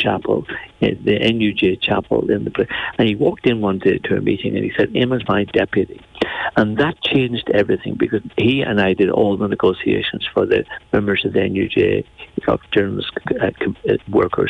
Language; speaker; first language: English; native; English